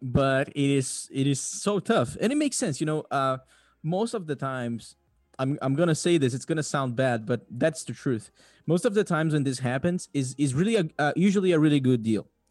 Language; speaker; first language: English; non-native, fluent; Portuguese